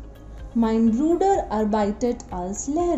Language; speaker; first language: German; non-native, fluent; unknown